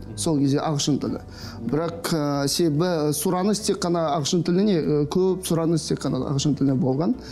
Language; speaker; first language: Kazakh; non-native, fluent; Russian